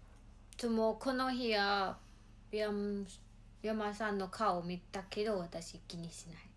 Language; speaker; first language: Japanese; non-native, learner; Mongolian